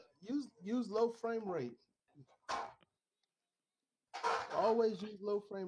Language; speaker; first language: English; native; English